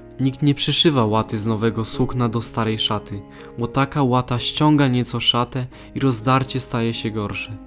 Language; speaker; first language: Polish; native; Polish